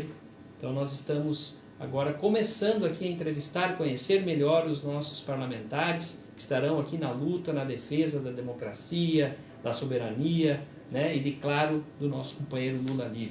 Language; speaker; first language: Portuguese; native; Portuguese